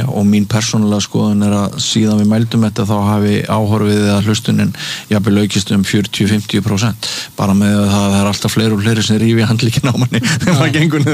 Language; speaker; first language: Icelandic; native; Icelandic